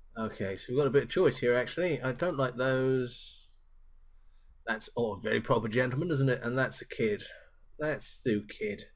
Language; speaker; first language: English; native; English